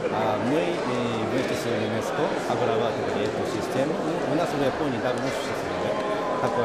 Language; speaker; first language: Russian; non-native, fluent; Japanese